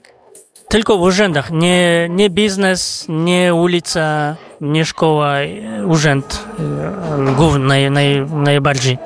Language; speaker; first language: Polish; non-native, fluent; Kazakh